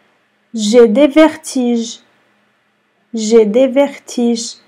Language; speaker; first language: French; non-native, fluent; Arabic